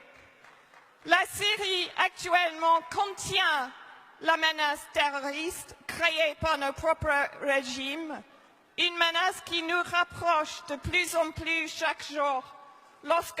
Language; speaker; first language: French; non-native, fluent; English